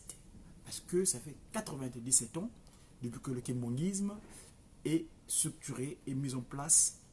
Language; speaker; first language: French; non-native, local second language; Kongo